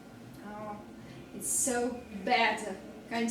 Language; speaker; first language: English; non-native, fluent; Russian